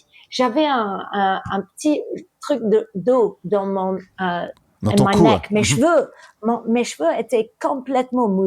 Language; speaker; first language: French; early bilingual, heritage; English